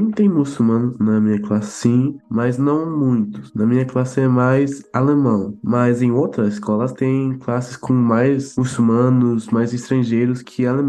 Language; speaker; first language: Portuguese; early bilingual, heritage; Portuguese